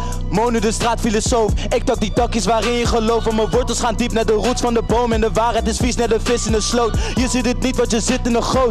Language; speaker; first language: Dutch; native; Dutch